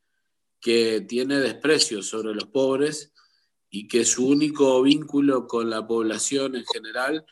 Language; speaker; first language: Spanish; native; Spanish